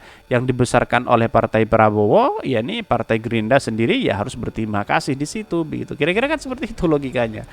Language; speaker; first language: Indonesian; native; Indonesian